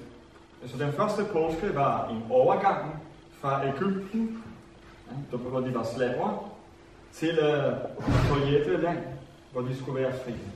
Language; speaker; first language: Danish; non-native, fluent; Vietnamese